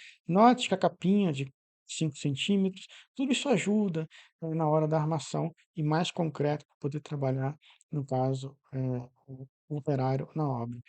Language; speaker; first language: Portuguese; native; Portuguese